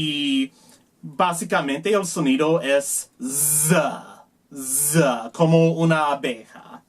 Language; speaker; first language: Spanish; non-native, learner; English